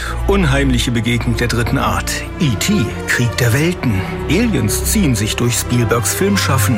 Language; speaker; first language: German; native; German